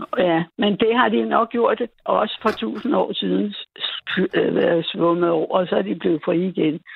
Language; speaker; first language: Danish; native; Danish